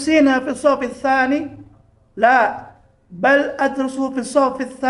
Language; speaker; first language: Arabic; non-native, learner; Indonesian